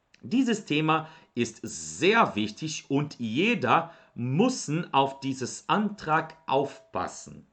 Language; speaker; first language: German; non-native, fluent; Portuguese